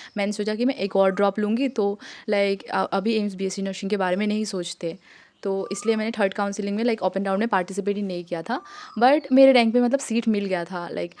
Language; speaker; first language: Hindi; non-native, local second language; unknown